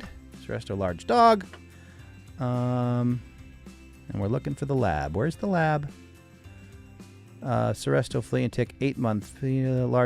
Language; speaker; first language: English; native; English